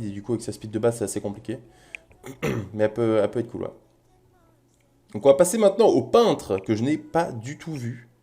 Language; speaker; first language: French; native; French